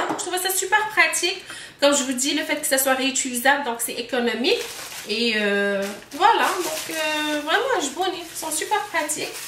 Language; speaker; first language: French; non-native, local second language; Arabic